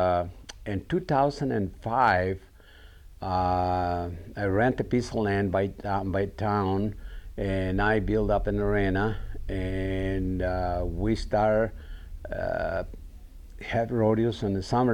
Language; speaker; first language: English; non-native, learner; Spanish